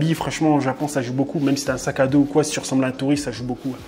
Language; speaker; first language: French; native; French